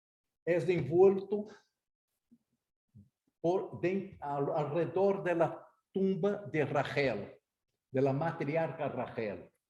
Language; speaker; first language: Spanish; non-native, fluent; Portuguese